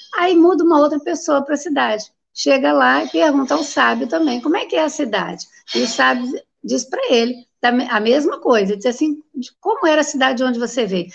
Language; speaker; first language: Portuguese; native; Portuguese